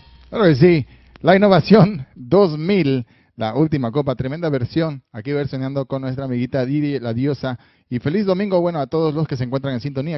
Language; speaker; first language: Spanish; native; Spanish